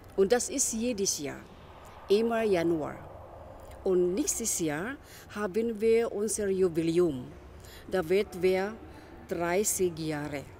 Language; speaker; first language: German; non-native, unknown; Filipino